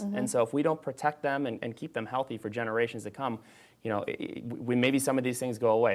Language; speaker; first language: English; native; English